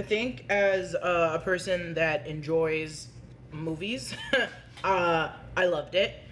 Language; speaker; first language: English; native; English